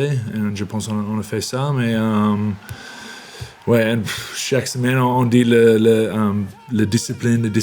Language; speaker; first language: French; non-native, learner; English